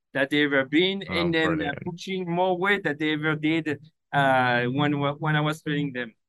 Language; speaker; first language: English; non-native, fluent; French